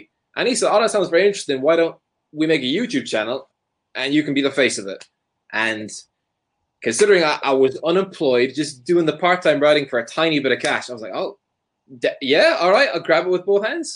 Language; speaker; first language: English; native; English